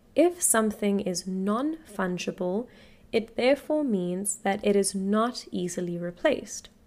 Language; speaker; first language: English; native; English